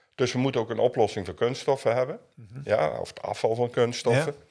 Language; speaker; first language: Dutch; native; Dutch